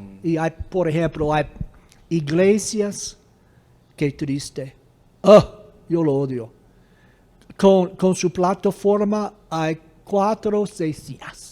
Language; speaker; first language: Spanish; non-native, fluent; English